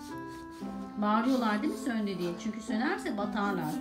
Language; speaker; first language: Turkish; native; Turkish